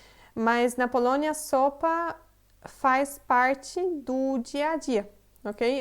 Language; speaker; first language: Portuguese; non-native, fluent; Polish